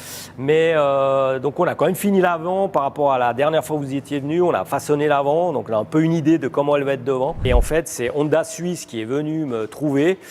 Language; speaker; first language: French; native; French